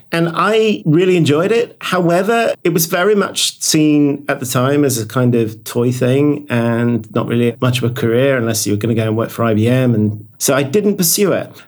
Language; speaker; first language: English; native; English